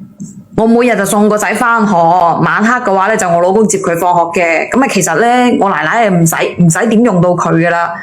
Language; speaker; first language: Cantonese; native; Cantonese